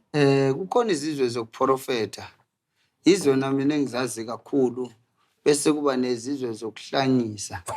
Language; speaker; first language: Zulu; native; Zulu